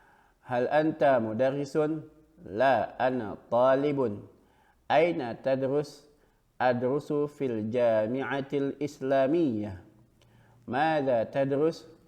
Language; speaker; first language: Arabic; non-native, fluent; Indonesian